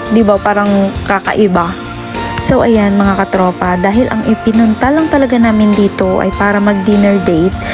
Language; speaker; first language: Filipino; non-native, local second language; Hiligaynon